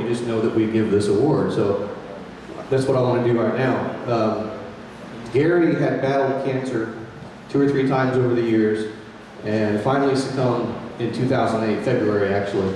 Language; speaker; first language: English; native; English